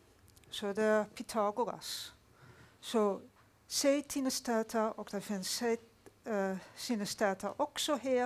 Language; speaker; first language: Swedish; non-native, fluent; Dutch